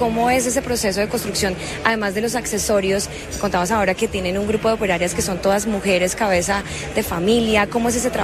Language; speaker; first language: Spanish; native; Spanish